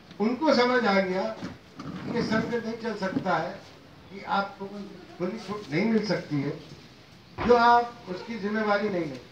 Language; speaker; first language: Hindi; native; Hindi